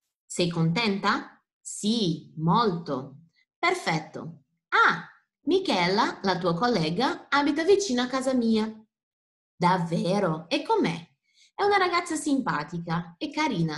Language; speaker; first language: Italian; non-native, fluent; Portuguese